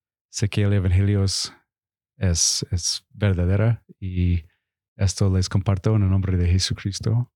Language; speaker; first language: Spanish; non-native, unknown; English